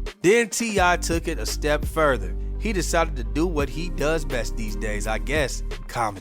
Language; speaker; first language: English; native; English